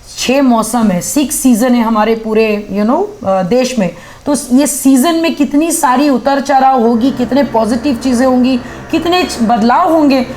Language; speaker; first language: Hindi; native; Hindi